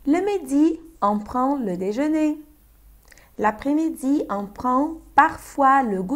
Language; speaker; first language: French; non-native, fluent; Arabic